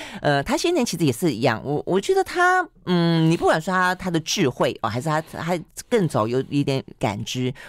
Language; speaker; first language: Chinese; native; Chinese